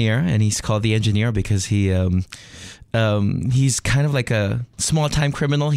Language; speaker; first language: English; non-native, local second language; Filipino